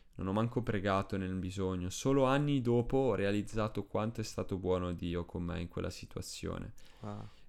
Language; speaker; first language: Italian; early bilingual, other home language; Spanish